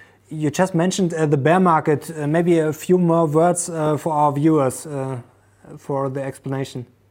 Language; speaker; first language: English; non-native, fluent; German